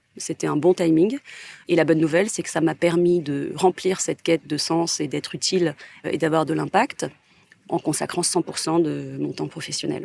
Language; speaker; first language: French; native; French